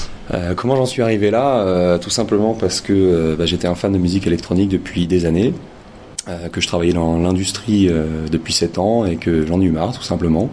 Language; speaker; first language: French; native; French